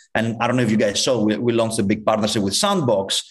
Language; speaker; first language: English; non-native, fluent; Greek